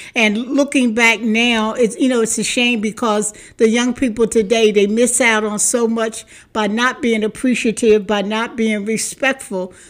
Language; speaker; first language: English; native; English